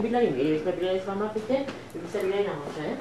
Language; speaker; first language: Czech; native; Czech